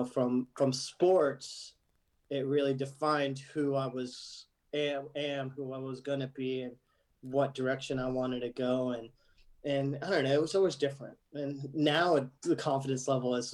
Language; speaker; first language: English; early bilingual, other home language; Arabic